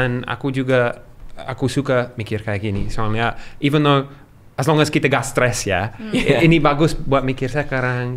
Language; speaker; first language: Indonesian; non-native, learner; English